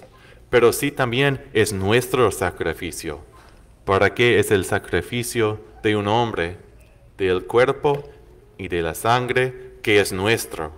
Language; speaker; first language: Spanish; non-native, fluent; English